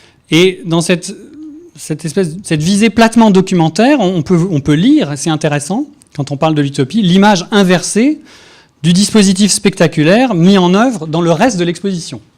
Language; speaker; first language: French; native; French